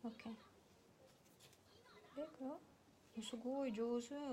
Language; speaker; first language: Japanese; non-native, learner; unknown